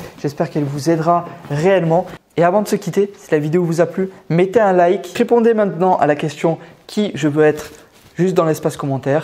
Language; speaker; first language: French; native; French